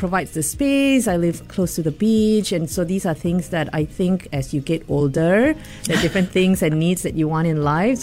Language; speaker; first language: English; non-native, local second language; Tamil